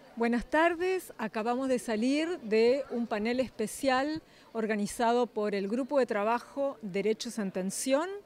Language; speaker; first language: Spanish; native; Spanish